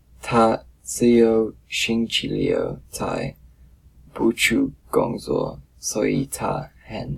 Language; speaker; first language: Chinese; non-native, learner; English